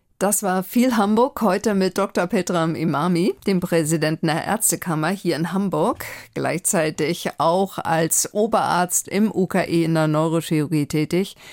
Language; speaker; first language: German; native; German